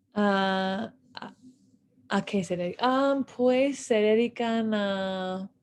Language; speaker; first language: Spanish; non-native, fluent; English